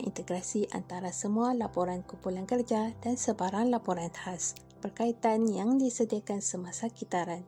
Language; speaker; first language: Malay; native; Malay